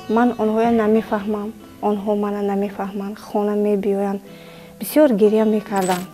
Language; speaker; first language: Tajik; native; Tajik